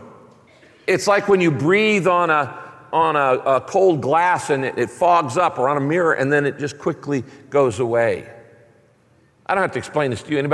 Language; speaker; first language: English; native; English